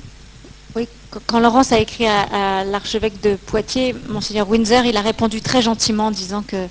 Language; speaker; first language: French; native; French